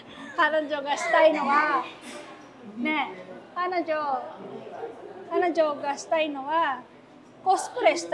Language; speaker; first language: Japanese; non-native, fluent; Filipino